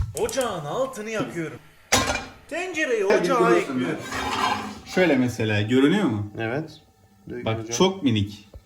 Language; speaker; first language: Turkish; native; Turkish